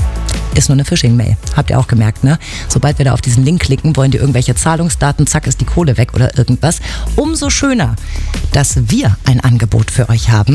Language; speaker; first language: German; native; German